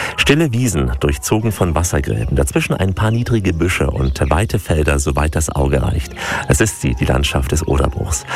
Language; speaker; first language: German; native; German